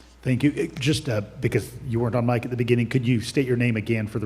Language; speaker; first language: English; native; English